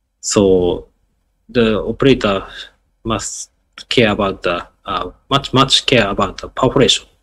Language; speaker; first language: English; non-native, learner; Japanese